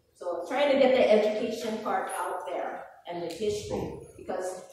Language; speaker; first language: English; native; English